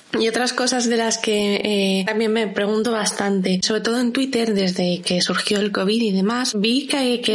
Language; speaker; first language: Spanish; native; Spanish